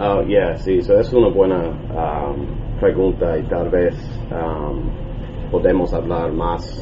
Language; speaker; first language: Spanish; non-native, learner; English